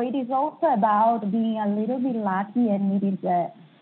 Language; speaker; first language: English; non-native, fluent; Italian